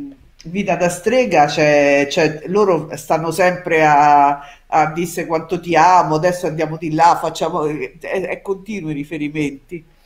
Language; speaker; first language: Italian; native; Italian